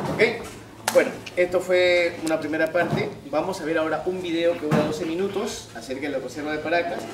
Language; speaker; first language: Spanish; native; Spanish